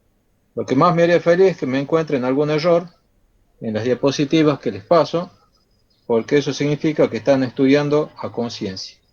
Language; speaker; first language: Spanish; native; Spanish